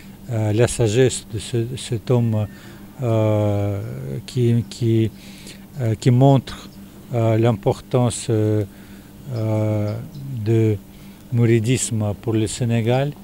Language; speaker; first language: French; non-native, fluent; Russian